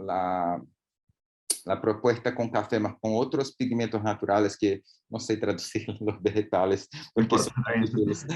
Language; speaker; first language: Spanish; non-native, learner; Portuguese